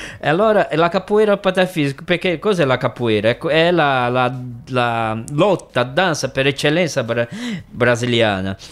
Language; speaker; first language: Italian; non-native, fluent; Portuguese